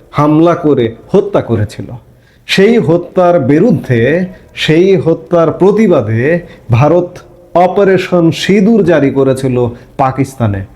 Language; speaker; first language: Bangla; native; Bangla